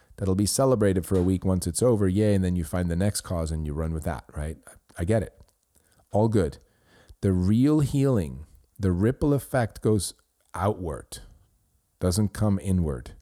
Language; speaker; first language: English; non-native, fluent; Swiss German